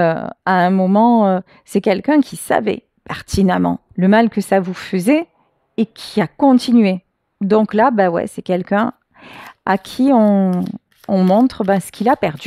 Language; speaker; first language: French; native; French